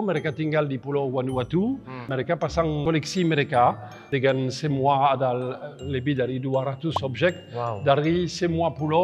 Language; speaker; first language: Indonesian; non-native, fluent; French